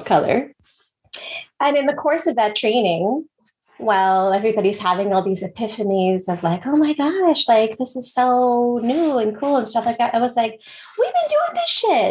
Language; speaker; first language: English; native; English